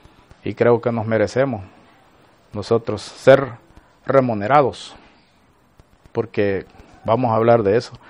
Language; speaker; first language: Spanish; native; Spanish